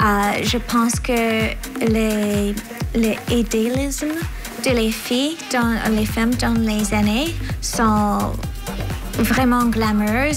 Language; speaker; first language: French; non-native, learner; English